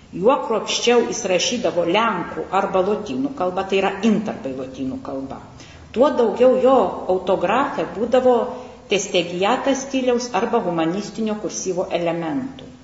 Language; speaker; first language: Lithuanian; native; Lithuanian